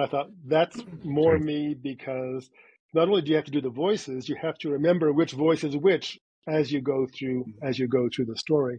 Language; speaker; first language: English; native; English